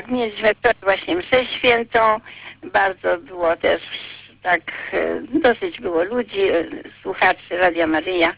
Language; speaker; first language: Polish; native; Polish